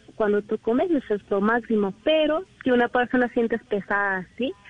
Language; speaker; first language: Spanish; non-native, learner; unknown